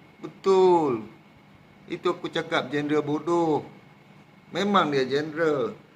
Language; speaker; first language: Malay; native; Malay